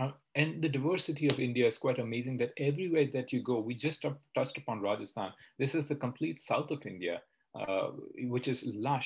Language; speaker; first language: English; non-native, local second language; Hindi